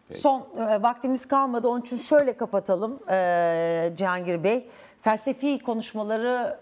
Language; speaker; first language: Turkish; native; Turkish